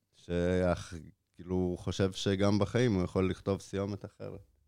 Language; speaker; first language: Hebrew; early bilingual, other home language; Russian